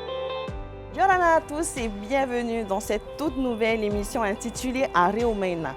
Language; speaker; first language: French; native; French